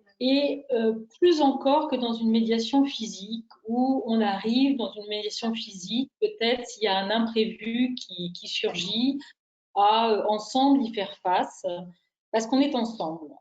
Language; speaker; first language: French; native; French